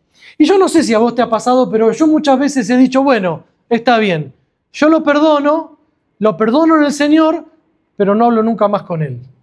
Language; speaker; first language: Spanish; native; Spanish